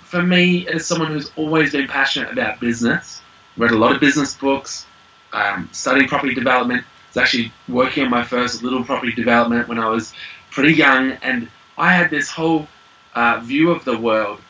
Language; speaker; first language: English; native; English